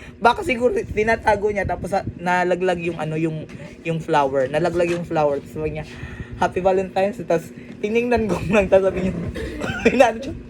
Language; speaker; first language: Filipino; non-native, local second language; Cebuano